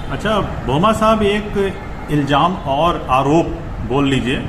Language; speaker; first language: Hindi; non-native, local second language; Punjabi